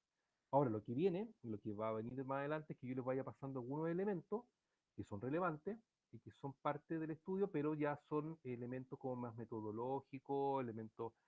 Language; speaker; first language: Spanish; native; Spanish